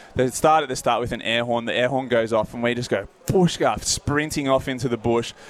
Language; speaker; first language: English; native; English